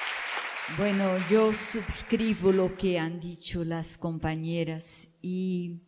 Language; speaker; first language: Spanish; non-native, fluent; Portuguese